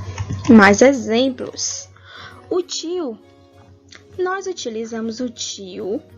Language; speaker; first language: Portuguese; native; Portuguese